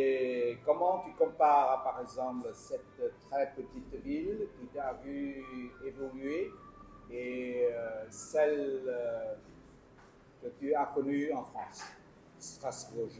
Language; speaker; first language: French; non-native, fluent; Vietnamese